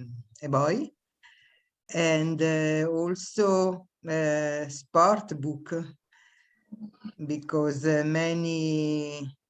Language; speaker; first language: English; non-native, learner; Italian